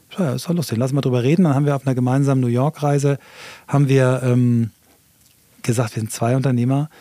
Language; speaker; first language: German; native; German